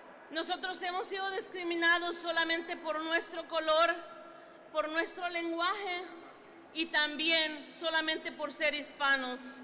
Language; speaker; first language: Spanish; native; Spanish